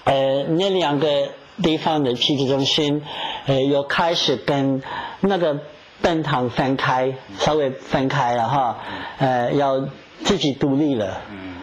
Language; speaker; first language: Chinese; non-native, fluent; English